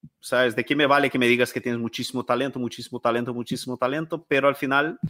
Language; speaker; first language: Spanish; non-native, fluent; Portuguese